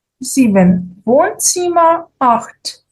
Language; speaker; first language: German; non-native, fluent; Ukrainian